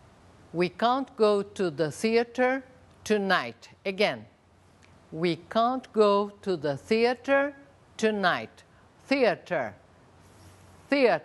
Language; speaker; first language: English; non-native, fluent; Portuguese